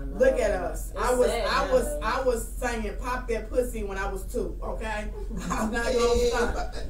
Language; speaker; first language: English; native; English